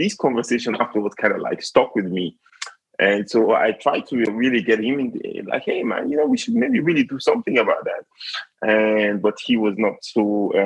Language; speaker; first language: English; non-native, local second language; Krio